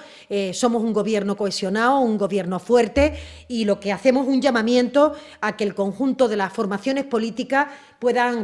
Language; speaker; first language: Spanish; native; Spanish